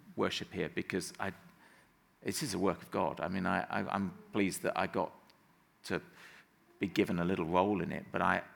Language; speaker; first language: English; native; English